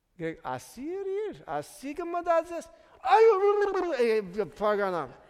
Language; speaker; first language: Armenian; early bilingual, heritage; Armenian